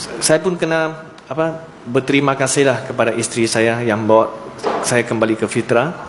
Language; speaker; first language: Malay; non-native, local second language; Chinese